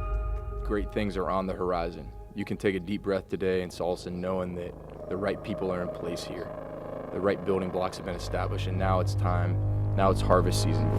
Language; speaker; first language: English; native; English